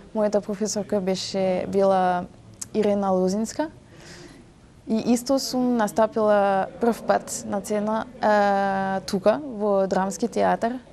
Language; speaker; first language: Macedonian; early bilingual, heritage; French